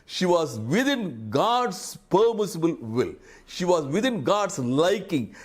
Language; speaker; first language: English; non-native, local second language; Tamil